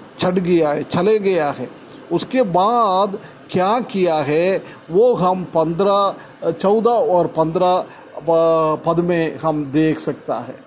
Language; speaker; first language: Hindi; non-native, local second language; Malayalam